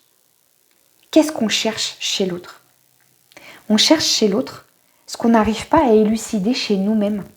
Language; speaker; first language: French; native; French